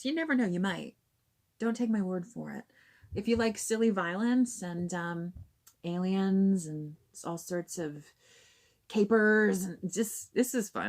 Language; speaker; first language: English; native; English